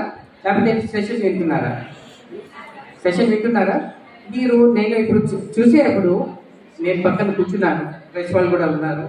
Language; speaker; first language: Telugu; non-native, local second language; Urdu